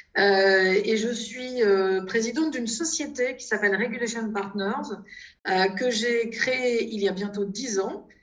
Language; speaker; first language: French; native; French